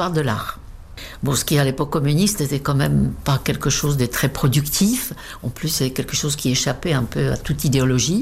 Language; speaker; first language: French; non-native, fluent; Czech